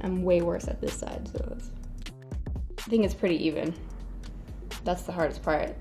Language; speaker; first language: English; native; English